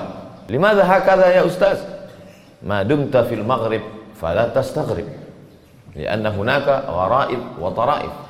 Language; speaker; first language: Arabic; non-native, fluent; Indonesian